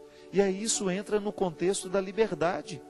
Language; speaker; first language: Portuguese; native; Portuguese